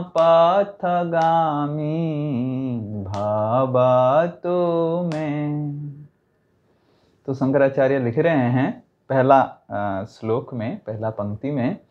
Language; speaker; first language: Hindi; non-native, local second language; Odia